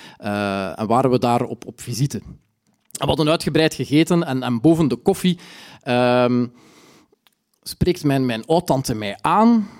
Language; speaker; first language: Dutch; native; Dutch